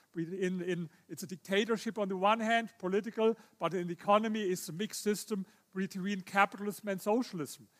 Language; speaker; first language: English; non-native, fluent; German